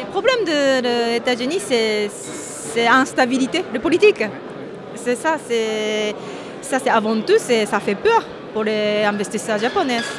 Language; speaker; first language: French; non-native, fluent; Japanese